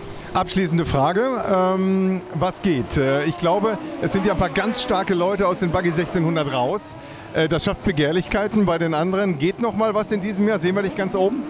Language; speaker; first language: German; native; German